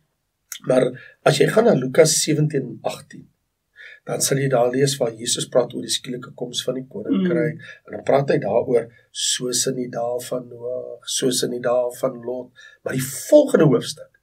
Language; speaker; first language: Afrikaans; native; Afrikaans